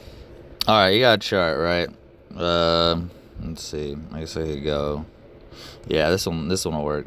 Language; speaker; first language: English; native; English